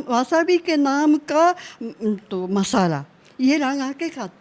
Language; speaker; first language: Hindi; non-native, learner; Japanese